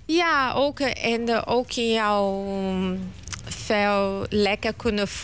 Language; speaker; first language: Dutch; non-native, learner; Portuguese